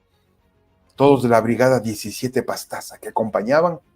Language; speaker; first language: Spanish; native; Spanish